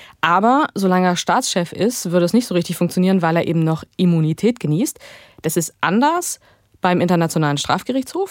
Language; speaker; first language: German; native; German